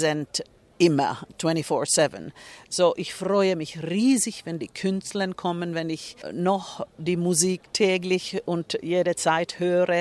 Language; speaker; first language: German; non-native, fluent; Finnish